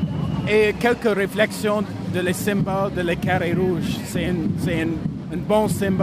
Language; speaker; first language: French; non-native, learner; English